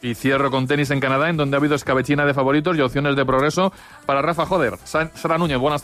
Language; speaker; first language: Spanish; native; Spanish